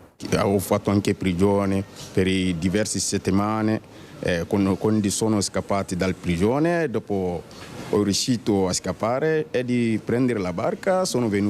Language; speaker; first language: Italian; non-native, learner; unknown